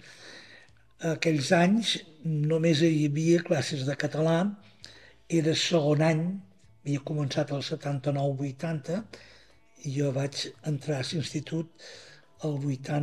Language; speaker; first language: Catalan; native; Catalan